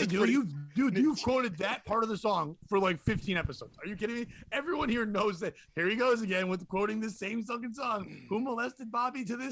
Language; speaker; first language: English; native; English